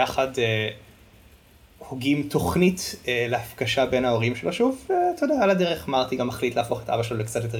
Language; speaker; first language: Hebrew; native; Hebrew